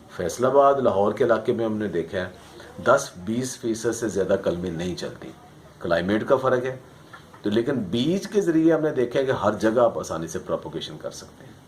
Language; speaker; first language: Urdu; non-native, local second language; Punjabi